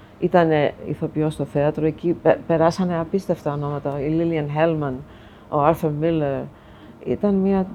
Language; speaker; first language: Greek; early bilingual, heritage; Greek